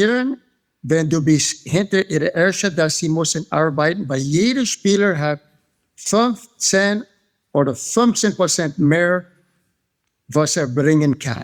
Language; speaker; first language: German; non-native, fluent; English